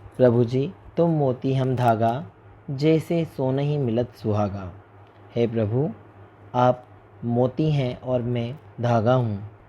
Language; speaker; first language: Hindi; native; Hindi